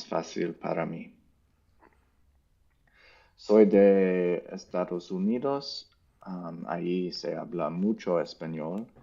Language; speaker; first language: Spanish; non-native, learner; English